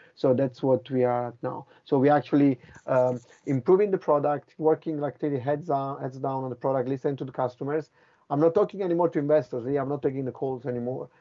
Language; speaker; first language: English; non-native, fluent; Italian